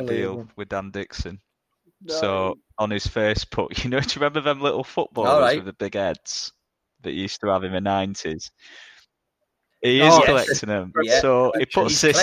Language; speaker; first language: English; native; English